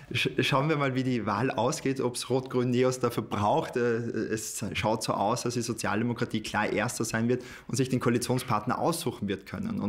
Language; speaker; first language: German; native; German